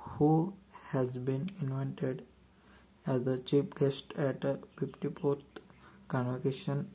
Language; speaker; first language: English; non-native, local second language; Kannada